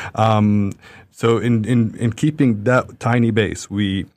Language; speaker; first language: English; early bilingual, other home language; Arabic